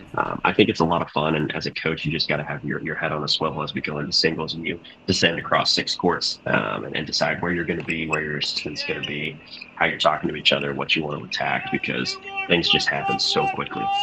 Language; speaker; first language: English; native; English